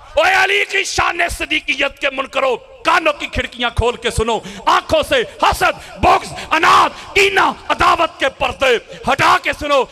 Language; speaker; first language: Urdu; non-native, local second language; Punjabi